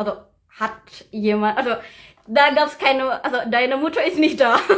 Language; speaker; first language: German; non-native, learner; Indonesian